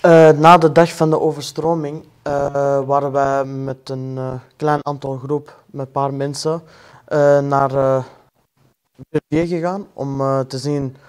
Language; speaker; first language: Dutch; non-native, fluent; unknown